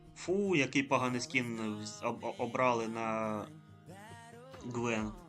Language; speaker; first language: Ukrainian; non-native, local second language; Russian